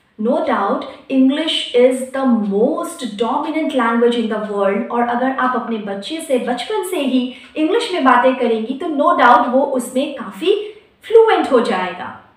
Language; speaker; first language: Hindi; non-native, local second language; Assamese